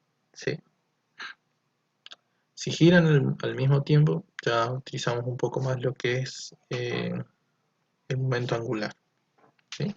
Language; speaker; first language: Spanish; native; Spanish